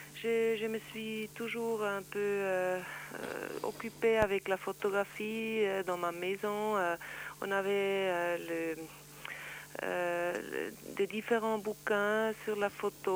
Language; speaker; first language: French; non-native, learner; Swiss German